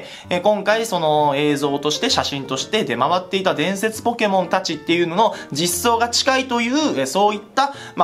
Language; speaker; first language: Japanese; native; Japanese